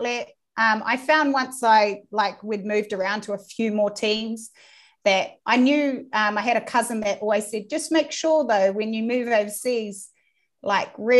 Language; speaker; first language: English; native; English